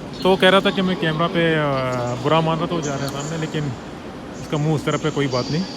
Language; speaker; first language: Urdu; native; Urdu